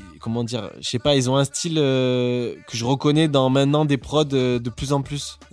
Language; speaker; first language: French; native; French